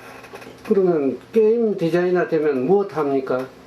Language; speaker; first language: Korean; native; Korean